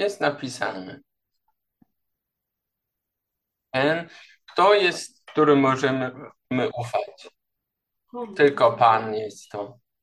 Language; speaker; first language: Polish; non-native, learner; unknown